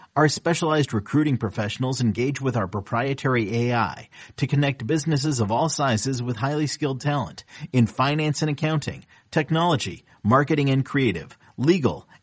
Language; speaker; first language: English; early bilingual, other home language; Italian